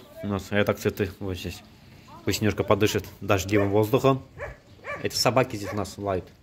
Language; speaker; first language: Russian; non-native, local second language; Azerbaijani